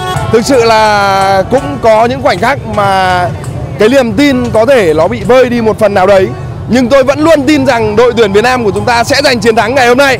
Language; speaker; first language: Vietnamese; native; Vietnamese